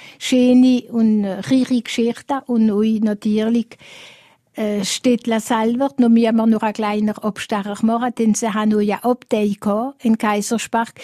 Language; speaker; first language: German; non-native, local second language; Swiss German